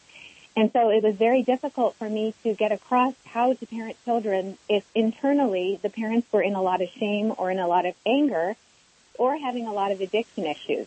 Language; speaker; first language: English; native; English